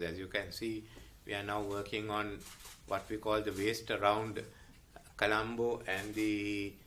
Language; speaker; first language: English; non-native, local second language; Sinhala